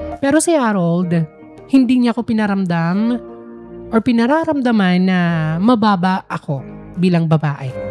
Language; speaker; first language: Filipino; non-native, local second language; Waray